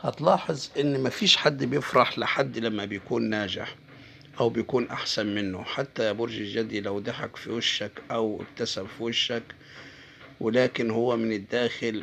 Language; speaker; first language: Arabic; native; Arabic